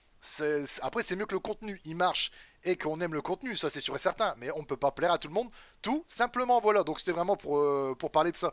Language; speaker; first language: French; native; French